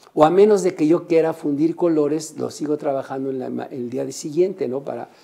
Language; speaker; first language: Spanish; native; Spanish